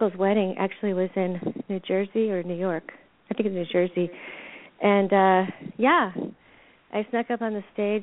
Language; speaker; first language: English; native; English